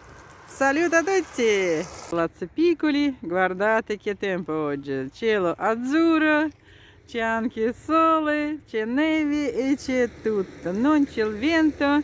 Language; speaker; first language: Italian; non-native, fluent; Russian